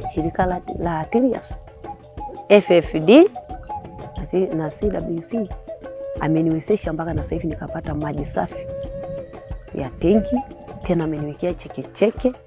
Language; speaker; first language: Swahili; non-native, local second language; Masai